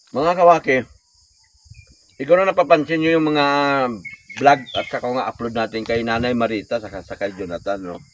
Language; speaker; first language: Filipino; native; Filipino